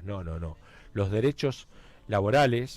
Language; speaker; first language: Spanish; native; Spanish